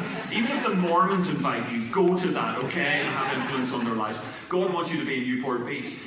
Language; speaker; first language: English; native; English